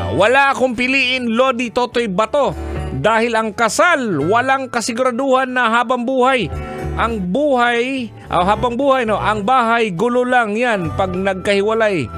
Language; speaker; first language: Filipino; native; Filipino